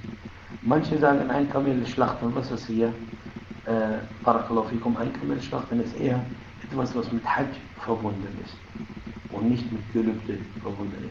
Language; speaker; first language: German; non-native, fluent; Arabic